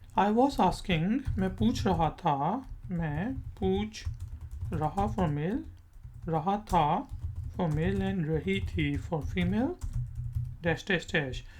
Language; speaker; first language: Urdu; native; Urdu